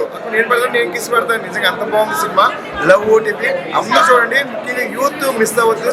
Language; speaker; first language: Telugu; native; Telugu